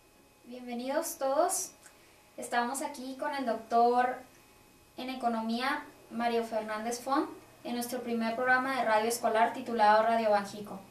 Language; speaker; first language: Spanish; native; Spanish